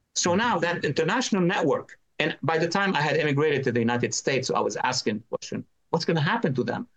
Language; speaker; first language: English; non-native, fluent; Arabic